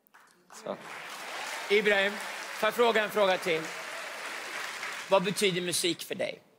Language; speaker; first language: Swedish; native; Swedish